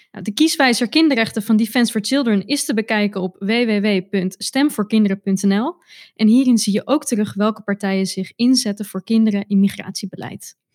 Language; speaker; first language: Dutch; native; Dutch